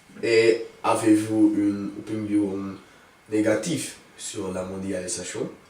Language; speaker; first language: French; non-native, learner; Dutch